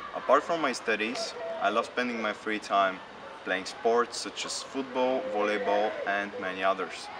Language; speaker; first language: English; non-native, fluent; Bulgarian